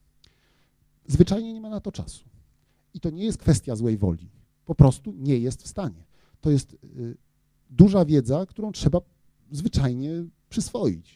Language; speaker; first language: Polish; native; Polish